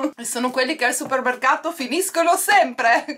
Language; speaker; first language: Italian; native; Italian